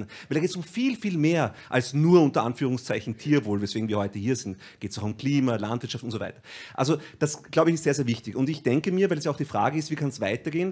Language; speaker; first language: German; native; German